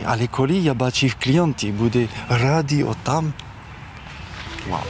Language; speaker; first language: Ukrainian; non-native, learner; French